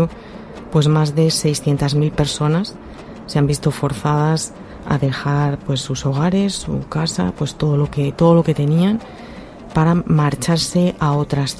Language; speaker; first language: Spanish; native; Spanish